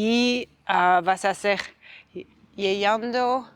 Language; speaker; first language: Spanish; non-native, learner; French